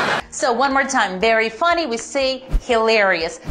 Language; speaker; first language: English; non-native, fluent; Romanian